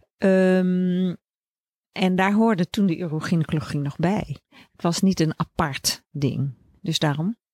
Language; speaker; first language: Dutch; native; Dutch